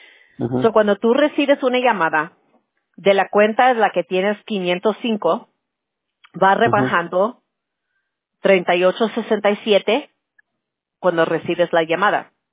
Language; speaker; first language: Spanish; early bilingual, heritage; Spanish